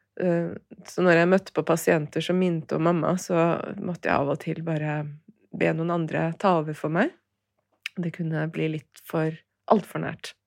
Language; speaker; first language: Norwegian; early bilingual, other home language; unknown